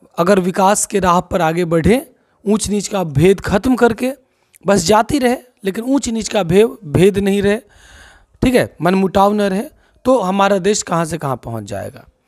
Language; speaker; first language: Hindi; non-native, local second language; Maithili